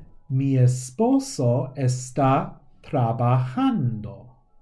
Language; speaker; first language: Spanish; non-native, fluent; English